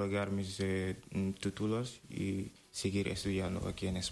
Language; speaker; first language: Spanish; non-native, fluent; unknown